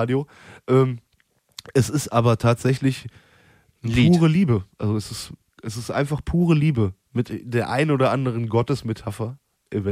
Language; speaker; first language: German; native; German